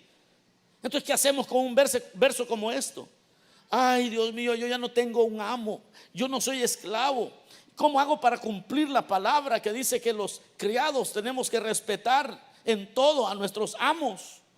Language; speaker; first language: Spanish; native; Spanish